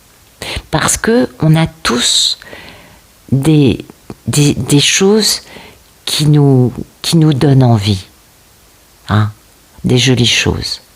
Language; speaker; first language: French; native; French